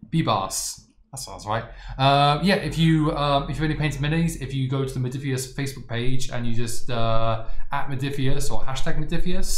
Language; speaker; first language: English; native; English